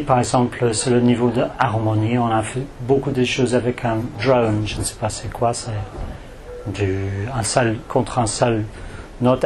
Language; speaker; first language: French; non-native, fluent; English